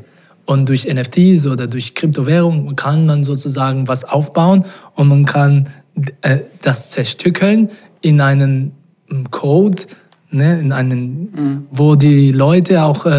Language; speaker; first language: German; non-native, fluent; Portuguese